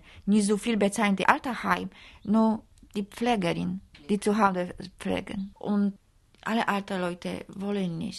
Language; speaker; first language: German; non-native, learner; Polish